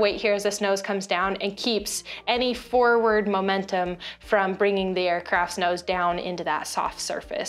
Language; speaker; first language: English; native; English